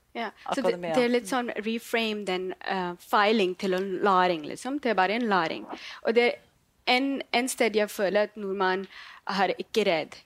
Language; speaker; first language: Norwegian; non-native, learner; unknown